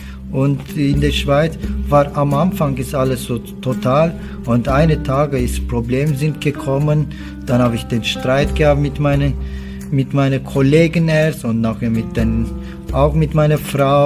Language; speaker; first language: German; non-native, learner; Turkish